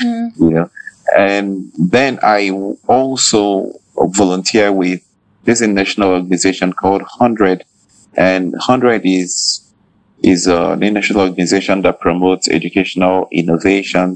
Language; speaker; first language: English; non-native, local second language; Igbo